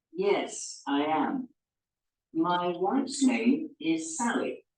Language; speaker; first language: English; non-native, learner; Spanish